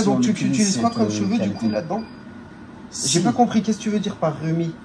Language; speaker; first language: French; native; French